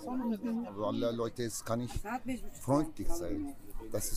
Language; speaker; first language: German; non-native, learner; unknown